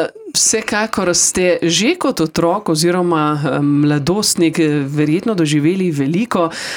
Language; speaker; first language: Slovenian; native; Slovenian